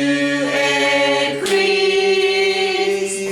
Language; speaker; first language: French; non-native, learner; Korean